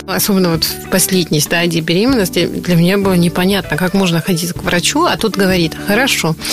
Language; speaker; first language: Russian; non-native, fluent; German